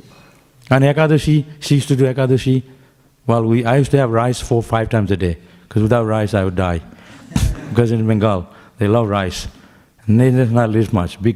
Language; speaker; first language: English; non-native, local second language; Bangla